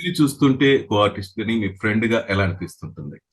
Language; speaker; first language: Telugu; native; Telugu